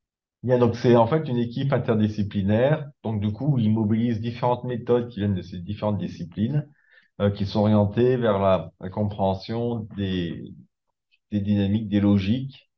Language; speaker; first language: French; native; French